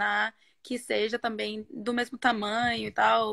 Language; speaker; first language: Portuguese; non-native, fluent; Norwegian